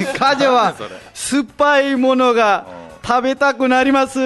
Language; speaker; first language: Japanese; non-native, fluent; Nepali